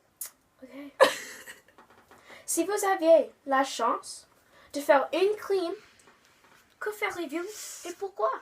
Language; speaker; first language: French; non-native, learner; English